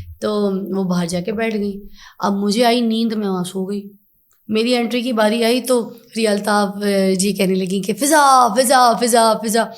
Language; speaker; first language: Urdu; native; Urdu